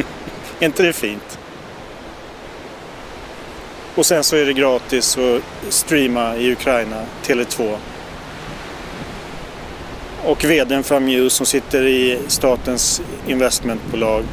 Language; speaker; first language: Swedish; native; Swedish